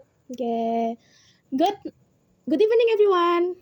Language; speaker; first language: English; non-native, learner; Indonesian